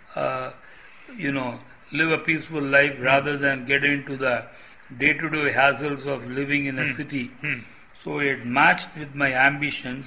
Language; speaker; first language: English; non-native, local second language; Tamil